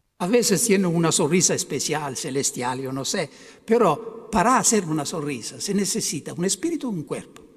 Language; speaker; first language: Spanish; non-native, fluent; Italian